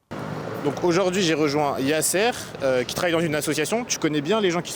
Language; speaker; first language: French; native; French